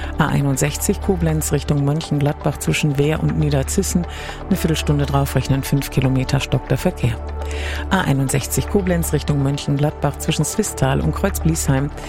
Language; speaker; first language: German; native; German